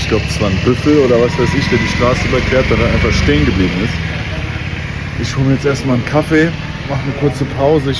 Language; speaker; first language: German; native; German